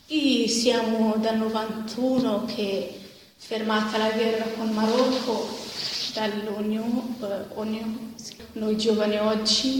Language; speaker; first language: Italian; non-native, learner; Arabic